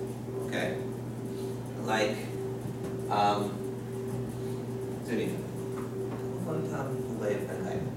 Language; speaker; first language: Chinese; non-native, fluent; English